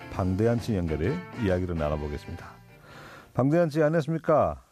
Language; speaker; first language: Korean; non-native, fluent; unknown